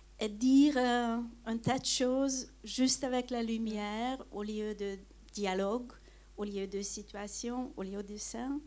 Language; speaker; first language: French; non-native, fluent; Hungarian